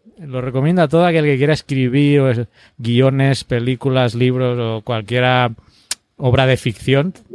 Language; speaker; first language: Spanish; native; Spanish